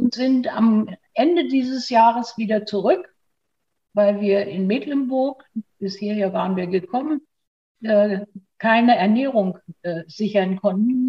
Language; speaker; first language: German; native; German